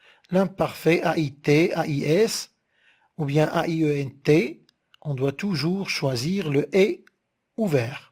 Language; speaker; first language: French; non-native, local second language; Arabic